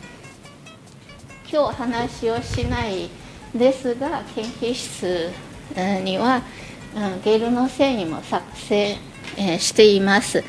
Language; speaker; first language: Japanese; non-native, fluent; Chinese